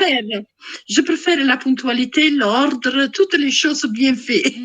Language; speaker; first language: French; non-native, fluent; Italian